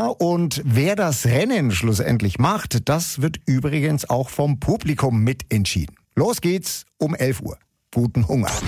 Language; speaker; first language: German; native; German